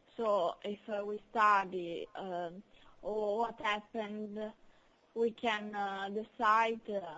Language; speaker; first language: English; non-native, learner; Italian